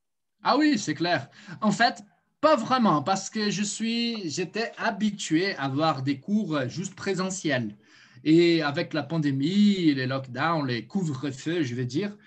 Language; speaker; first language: French; non-native, fluent; Portuguese